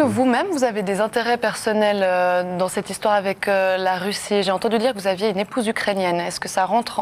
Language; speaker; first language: French; native; French